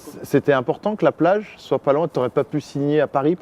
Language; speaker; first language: French; native; French